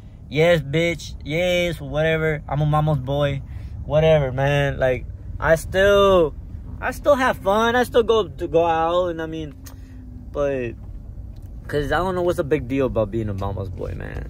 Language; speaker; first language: English; early bilingual, other home language; Spanish